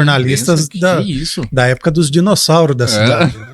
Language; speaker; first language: Portuguese; native; Portuguese